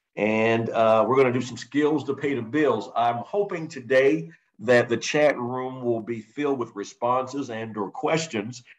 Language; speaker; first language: English; native; English